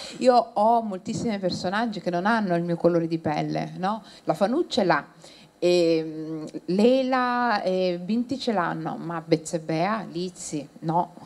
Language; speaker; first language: Italian; early bilingual, other home language; Somali